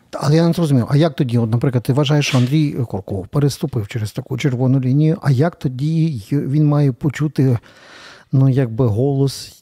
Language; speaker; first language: Ukrainian; native; Ukrainian